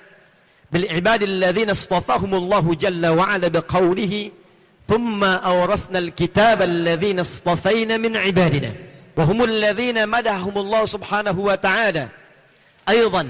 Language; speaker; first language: Arabic; non-native, fluent; Indonesian